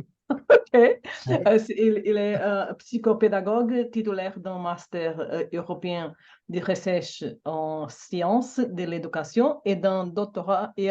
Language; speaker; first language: French; non-native, fluent; Portuguese